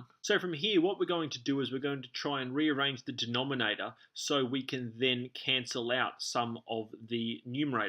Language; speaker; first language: English; native; English